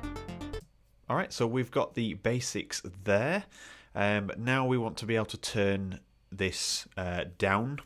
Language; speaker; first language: English; native; English